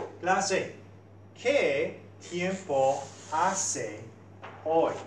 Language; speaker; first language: Spanish; non-native, fluent; English